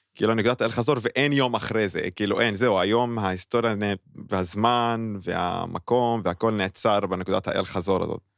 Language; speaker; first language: Hebrew; non-native, local second language; Arabic